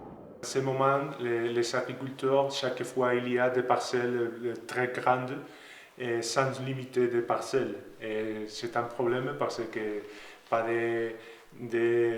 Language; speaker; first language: French; non-native, learner; Spanish